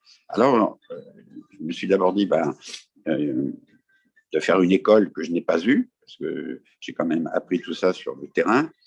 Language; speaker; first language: French; native; French